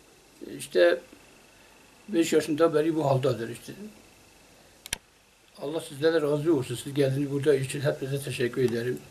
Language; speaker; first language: Turkish; non-native, local second language; Kurdish